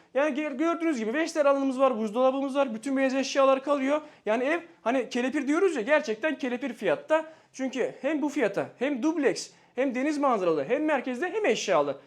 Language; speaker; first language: Turkish; native; Turkish